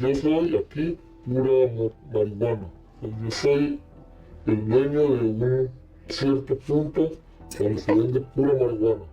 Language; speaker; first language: Spanish; native; Spanish